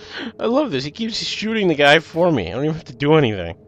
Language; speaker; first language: English; native; English